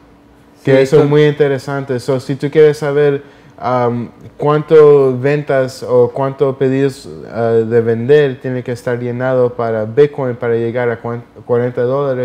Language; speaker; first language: Spanish; early bilingual, heritage; Spanish